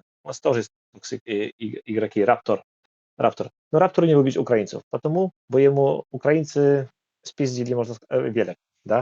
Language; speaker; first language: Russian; non-native, learner; Polish